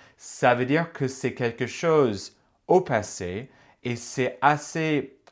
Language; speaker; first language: French; non-native, fluent; English